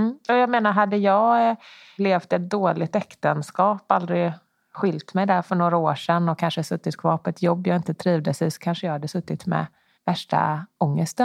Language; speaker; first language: Swedish; native; Swedish